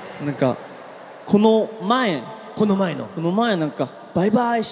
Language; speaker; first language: Japanese; non-native, learner; Korean